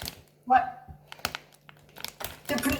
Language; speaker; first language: French; non-native, learner; Japanese